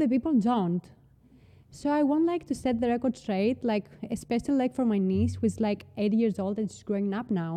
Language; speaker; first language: English; non-native, fluent; Greek